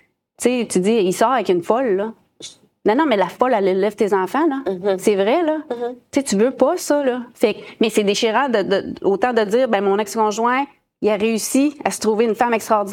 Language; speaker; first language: French; native; French